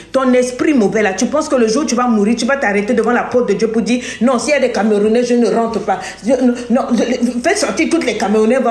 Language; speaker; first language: French; non-native, local second language; Lingala